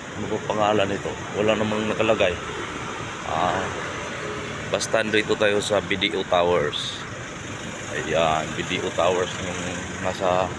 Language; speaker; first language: Filipino; non-native, local second language; Cebuano